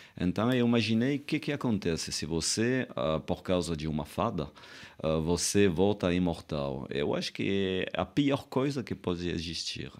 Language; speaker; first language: Portuguese; non-native, fluent; French